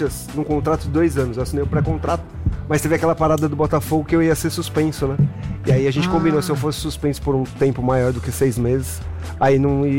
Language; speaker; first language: Portuguese; native; Portuguese